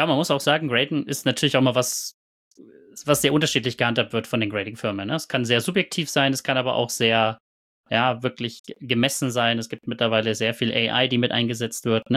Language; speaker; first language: German; native; German